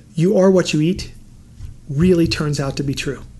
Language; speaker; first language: English; native; English